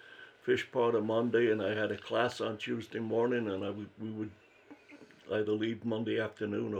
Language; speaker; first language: English; native; English